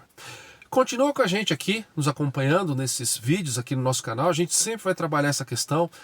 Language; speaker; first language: Portuguese; native; Portuguese